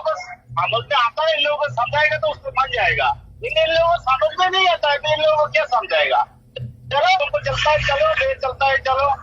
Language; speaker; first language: Hindi; non-native, learner; Bangla